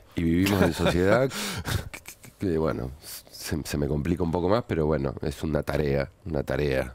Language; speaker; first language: Spanish; native; Spanish